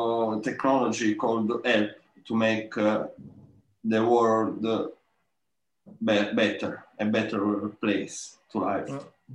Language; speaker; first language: English; non-native, learner; Italian